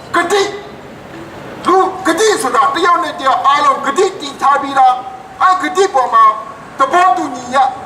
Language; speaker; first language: Burmese; non-native, local second language; Kachin